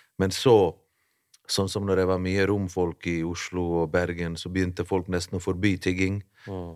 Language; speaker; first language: Norwegian; early bilingual, other home language; Bosnian